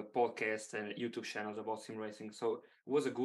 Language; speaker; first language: English; non-native, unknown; Portuguese